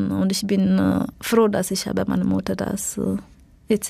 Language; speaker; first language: German; non-native, learner; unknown